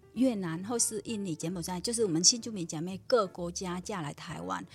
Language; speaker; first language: Chinese; non-native, fluent; Vietnamese